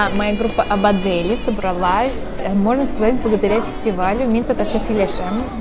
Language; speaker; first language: Russian; native; Russian